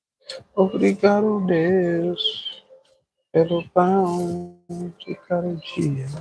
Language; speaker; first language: Portuguese; non-native, fluent; English